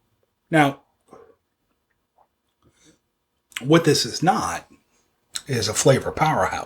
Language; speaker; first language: English; native; English